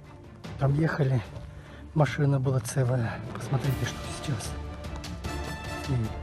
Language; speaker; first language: Russian; native; Russian